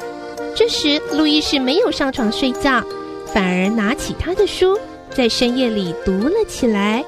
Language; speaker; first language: Chinese; native; Chinese